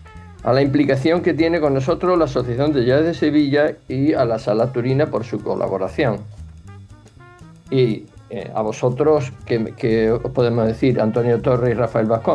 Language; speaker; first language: Spanish; native; Spanish